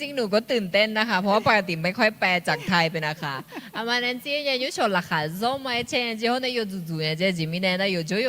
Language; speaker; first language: Thai; non-native, local second language; Akha